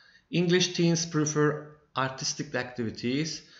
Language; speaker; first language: English; non-native, fluent; Turkish